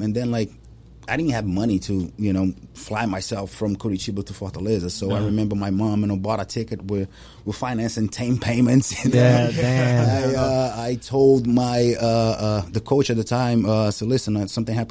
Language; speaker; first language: English; non-native, fluent; Portuguese